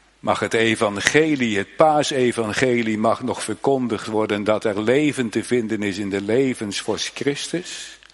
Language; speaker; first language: Dutch; native; Dutch